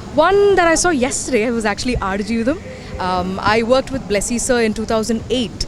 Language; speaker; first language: English; non-native, local second language; Telugu